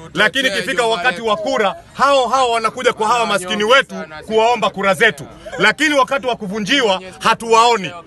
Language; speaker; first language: Swahili; native; Swahili